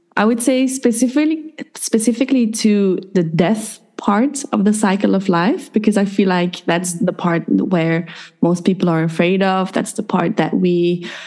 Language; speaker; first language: English; non-native, fluent; Dutch